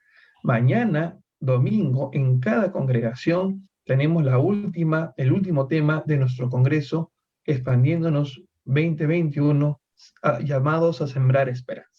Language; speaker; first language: Spanish; native; Spanish